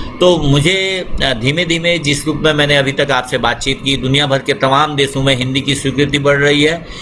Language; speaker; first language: Hindi; native; Hindi